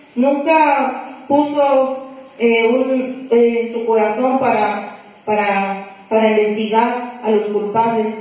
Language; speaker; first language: Spanish; non-native, local second language; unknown